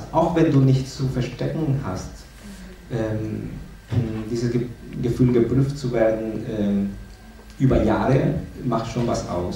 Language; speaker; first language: German; non-native, fluent; Spanish